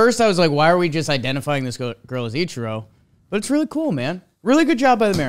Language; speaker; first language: English; native; English